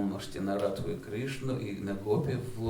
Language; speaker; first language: Russian; native; Russian